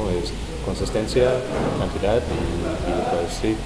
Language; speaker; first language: Spanish; non-native, fluent; English